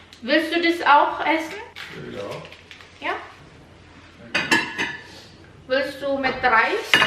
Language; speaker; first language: German; non-native, learner; Filipino